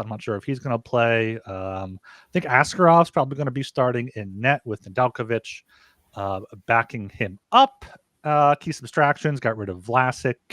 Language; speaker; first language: English; native; English